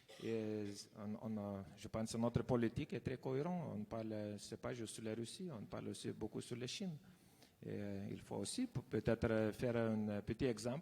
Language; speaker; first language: French; non-native, fluent; Lithuanian